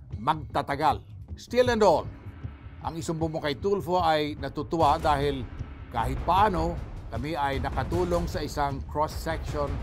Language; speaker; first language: Filipino; non-native, local second language; Cebuano